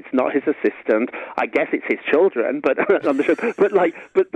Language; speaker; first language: English; native; English